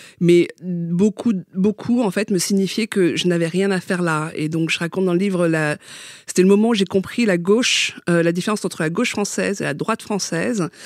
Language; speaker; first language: French; early bilingual, other home language; Vietnamese